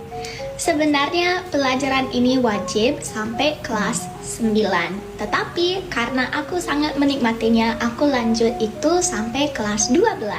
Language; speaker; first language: Indonesian; non-native, learner; English